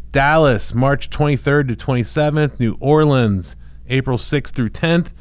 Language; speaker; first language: English; native; English